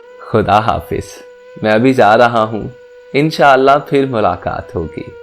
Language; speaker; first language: Urdu; native; Urdu